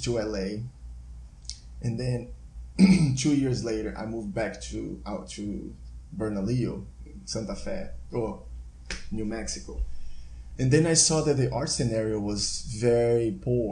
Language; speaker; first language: English; non-native, fluent; Portuguese